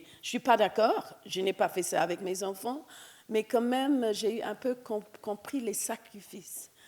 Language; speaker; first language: French; non-native, fluent; English